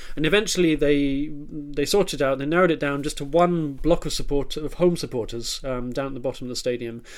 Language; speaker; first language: English; native; English